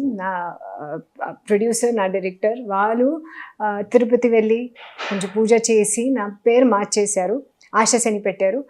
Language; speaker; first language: Telugu; non-native, learner; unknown